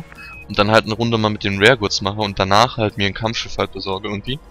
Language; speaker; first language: German; native; German